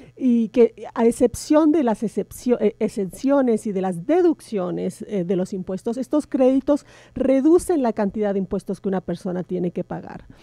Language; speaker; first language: Spanish; native; Spanish